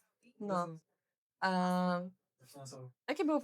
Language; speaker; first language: Polish; non-native, fluent; Belarusian